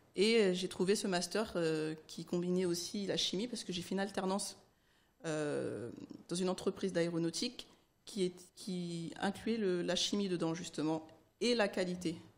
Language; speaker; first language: French; early bilingual, other home language; Haitian Creole